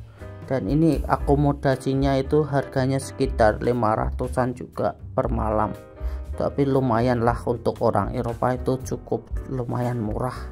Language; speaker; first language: Indonesian; native; Indonesian